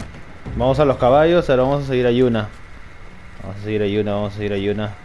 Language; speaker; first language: Spanish; native; Spanish